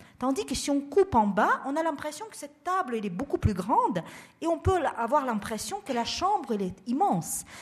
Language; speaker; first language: French; non-native, fluent; Russian